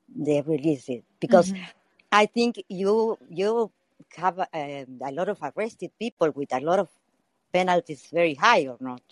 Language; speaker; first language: English; non-native, learner; Spanish